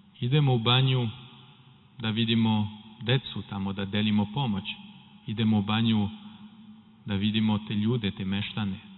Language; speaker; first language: Serbian; non-native, fluent; French